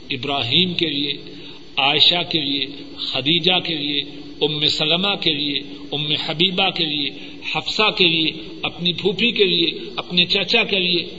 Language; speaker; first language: Urdu; non-native, local second language; Punjabi